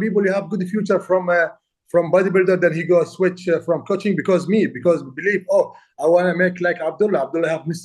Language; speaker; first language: English; non-native, learner; Arabic